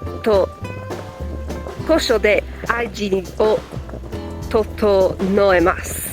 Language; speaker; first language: Japanese; non-native, learner; English